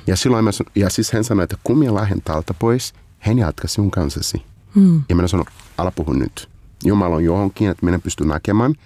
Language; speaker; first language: Finnish; non-native, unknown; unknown